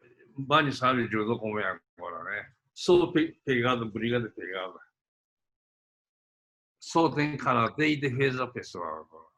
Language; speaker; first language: Portuguese; early bilingual, other home language; Japanese